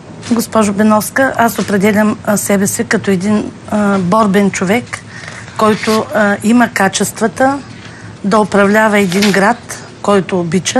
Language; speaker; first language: Bulgarian; native; Bulgarian